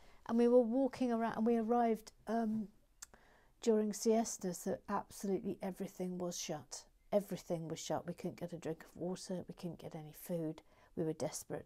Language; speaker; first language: English; native; English